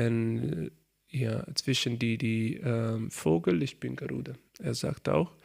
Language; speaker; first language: German; non-native, learner; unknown